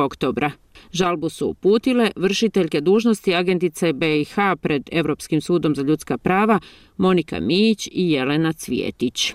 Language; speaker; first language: Croatian; native; Croatian